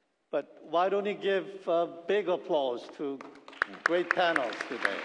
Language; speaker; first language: English; non-native, fluent; Korean